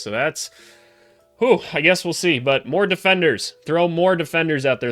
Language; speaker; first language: English; native; English